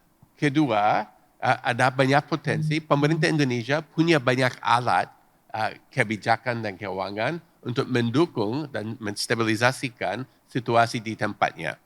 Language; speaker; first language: Indonesian; non-native, fluent; English